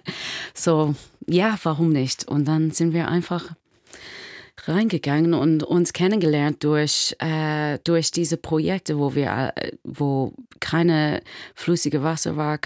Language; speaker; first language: German; non-native, learner; English